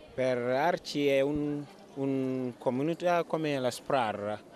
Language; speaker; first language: Italian; non-native, learner; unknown